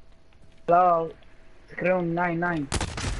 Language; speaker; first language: English; non-native, local second language; Arabic